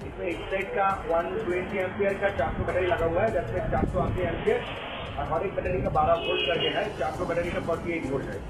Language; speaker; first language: Hindi; non-native, local second language; Bangla